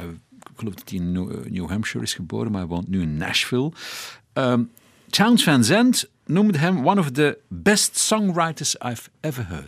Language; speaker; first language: Dutch; native; Dutch